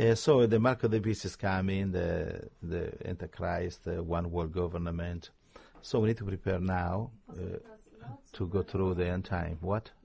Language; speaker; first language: English; non-native, fluent; Italian